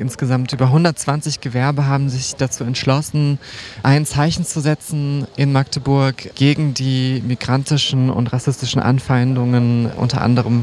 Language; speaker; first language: German; native; German